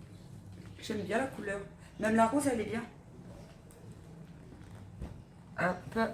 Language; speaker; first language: French; native; French